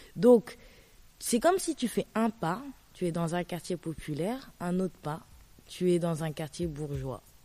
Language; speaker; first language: French; native; French